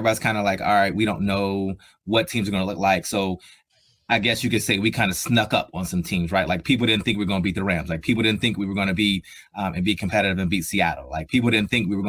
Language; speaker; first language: English; native; English